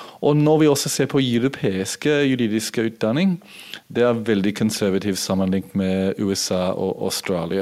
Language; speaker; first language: Norwegian; non-native, fluent; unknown